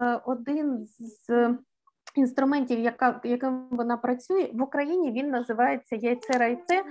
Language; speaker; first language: Ukrainian; native; Ukrainian